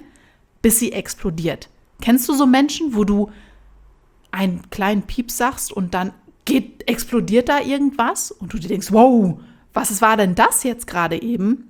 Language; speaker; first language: German; native; German